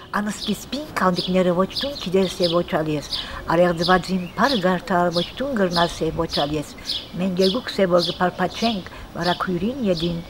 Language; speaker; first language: Armenian; early bilingual, heritage; Armenian